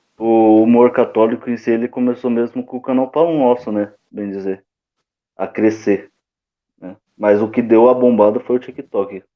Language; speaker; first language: Portuguese; native; Portuguese